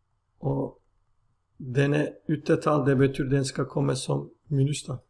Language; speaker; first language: Norwegian; non-native, learner; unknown